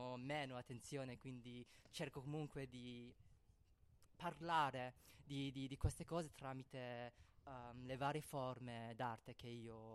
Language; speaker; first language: Italian; non-native, fluent; Cantonese